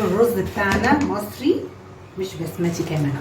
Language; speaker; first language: Arabic; native; Arabic